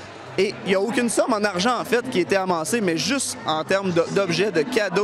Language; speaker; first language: French; native; French